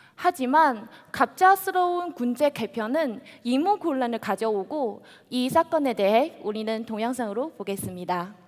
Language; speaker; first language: Korean; non-native, fluent; Chinese